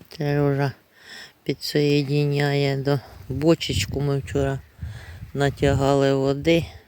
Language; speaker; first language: Ukrainian; native; Ukrainian